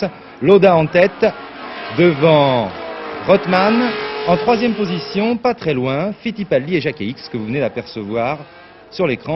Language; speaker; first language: French; native; French